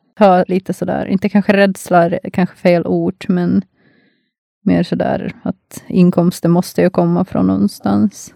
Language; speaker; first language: Swedish; non-native, local second language; Finnish